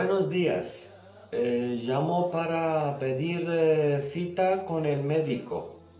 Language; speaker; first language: Spanish; non-native, fluent; Arabic